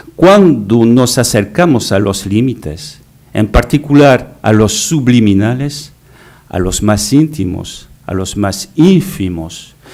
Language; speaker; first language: Spanish; non-native, fluent; French